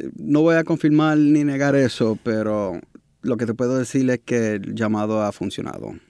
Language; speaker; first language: Spanish; early bilingual, heritage; Spanish